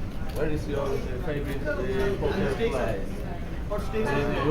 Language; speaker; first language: English; non-native, learner; Polish